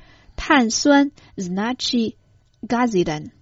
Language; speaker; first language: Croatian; non-native, fluent; Chinese